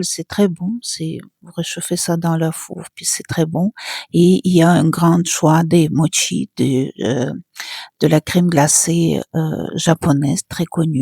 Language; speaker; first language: French; non-native, fluent; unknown